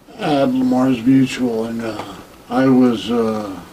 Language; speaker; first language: English; native; English